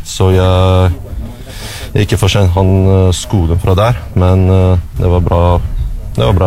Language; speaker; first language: Norwegian; non-native, learner; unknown